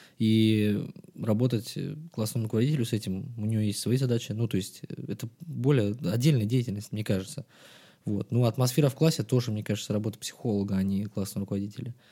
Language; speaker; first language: Russian; native; Russian